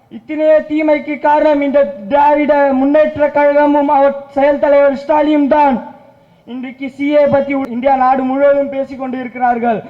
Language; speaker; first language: Tamil; non-native, local second language; Urdu